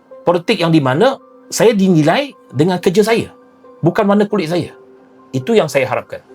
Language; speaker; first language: Malay; non-native, local second language; Chinese